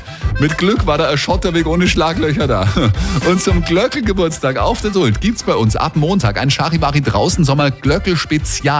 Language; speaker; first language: German; native; German